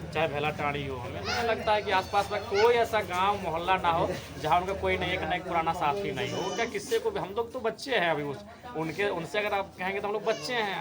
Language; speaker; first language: Hindi; native; Hindi